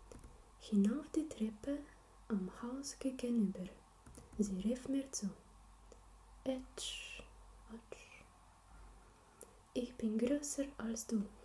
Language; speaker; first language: German; non-native, learner; Slovenian